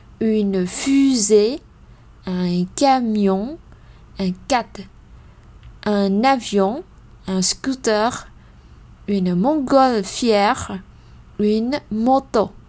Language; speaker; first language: French; non-native, fluent; Vietnamese